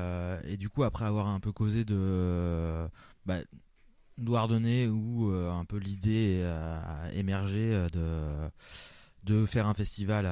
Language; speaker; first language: French; native; French